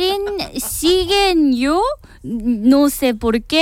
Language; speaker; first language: Spanish; non-native, learner; Korean